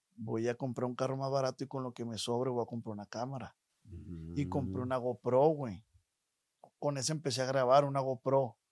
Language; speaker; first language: Spanish; native; Spanish